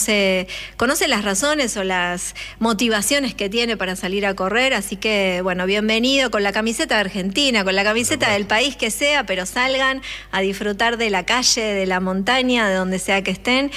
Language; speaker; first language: Spanish; native; Spanish